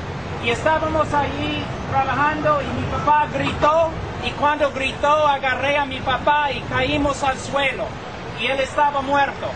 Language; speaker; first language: Spanish; non-native, fluent; English